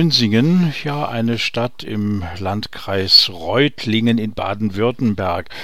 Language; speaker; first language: German; native; German